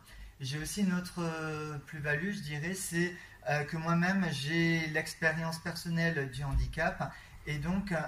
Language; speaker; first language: French; native; French